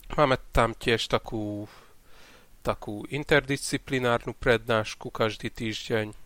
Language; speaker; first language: Slovak; non-native, local second language; Hungarian